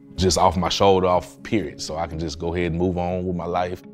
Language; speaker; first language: English; native; English